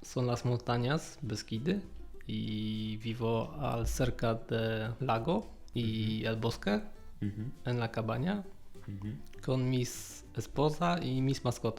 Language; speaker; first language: Spanish; non-native, learner; Polish